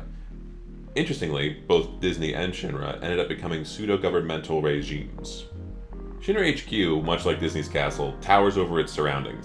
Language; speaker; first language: English; native; English